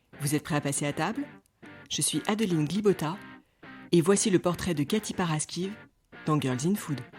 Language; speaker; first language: French; native; French